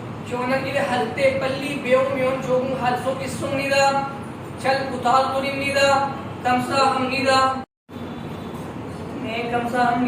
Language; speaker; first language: Korean; non-native, learner; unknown